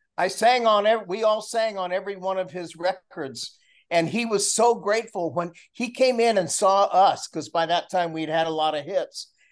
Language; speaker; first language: English; native; English